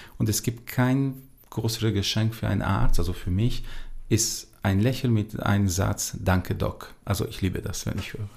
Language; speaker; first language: German; non-native, fluent; Portuguese